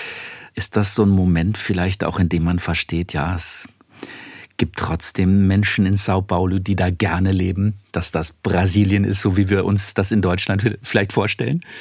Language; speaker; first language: German; native; German